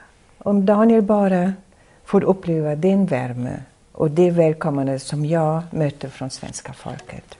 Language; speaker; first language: Swedish; non-native, fluent; German